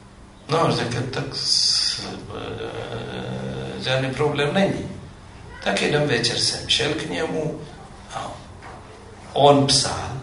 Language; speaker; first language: Czech; non-native, fluent; Amharic